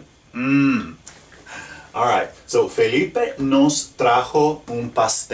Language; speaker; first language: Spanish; non-native, fluent; English